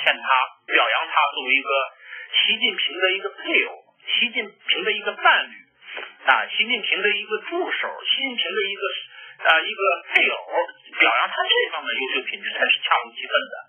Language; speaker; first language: Chinese; native; Chinese